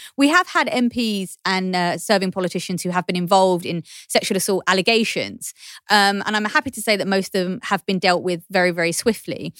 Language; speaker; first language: English; native; English